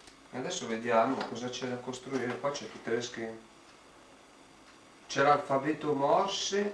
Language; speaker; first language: Italian; native; Italian